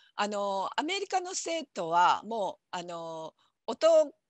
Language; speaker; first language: Japanese; native; Japanese